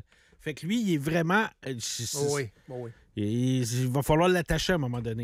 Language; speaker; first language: French; native; French